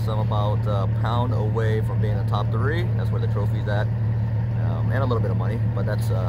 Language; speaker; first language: English; native; English